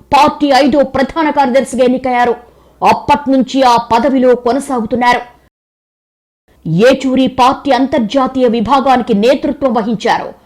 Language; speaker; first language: Telugu; native; Telugu